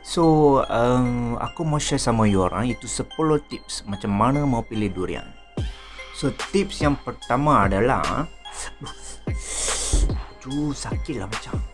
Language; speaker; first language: Malay; native; Malay